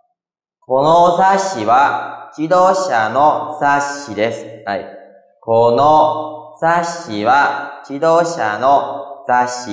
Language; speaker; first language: Japanese; non-native, fluent; Khmer